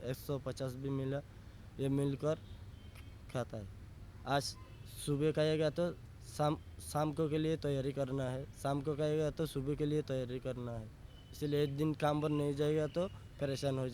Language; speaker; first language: Hindi; non-native, learner; Rohingya